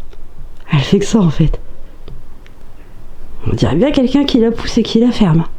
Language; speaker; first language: French; native; French